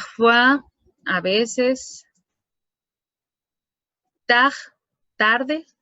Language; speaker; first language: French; non-native, fluent; Spanish